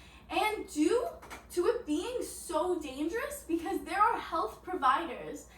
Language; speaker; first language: English; native; English